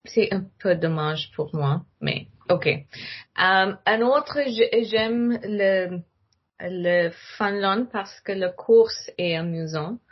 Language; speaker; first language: French; non-native, learner; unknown